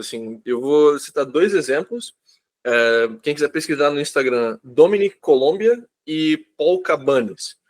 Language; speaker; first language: Portuguese; native; Portuguese